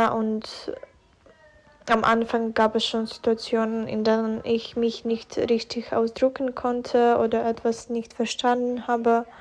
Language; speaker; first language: German; non-native, fluent; Ukrainian